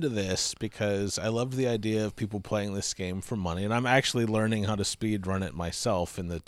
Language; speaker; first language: English; native; English